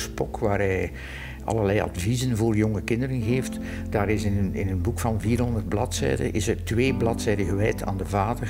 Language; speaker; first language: Dutch; native; Dutch